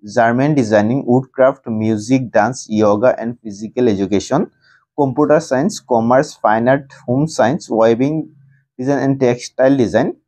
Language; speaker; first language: English; non-native, local second language; Assamese